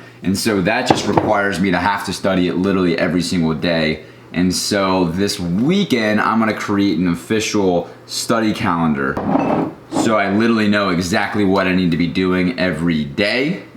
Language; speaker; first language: English; native; English